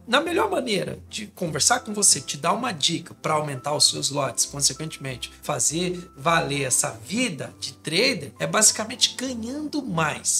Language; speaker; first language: Portuguese; native; Portuguese